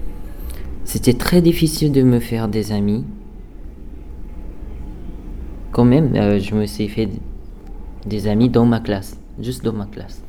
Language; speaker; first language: French; non-native, learner; Japanese